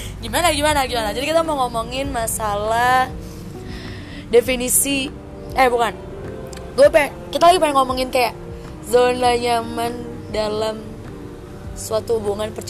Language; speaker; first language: Indonesian; native; Indonesian